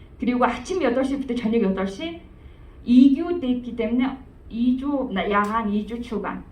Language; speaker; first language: Korean; non-native, fluent; Mongolian